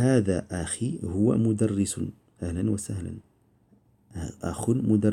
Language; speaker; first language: Arabic; non-native, fluent; French